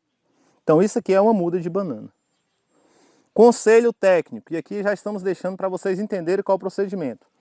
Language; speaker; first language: Portuguese; native; Portuguese